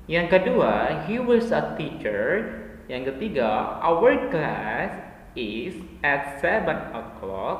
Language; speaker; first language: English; non-native, fluent; Indonesian